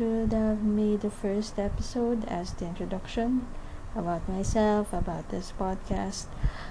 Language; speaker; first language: English; non-native, local second language; Filipino